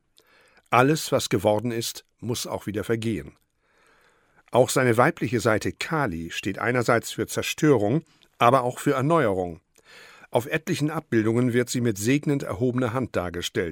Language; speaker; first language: German; native; German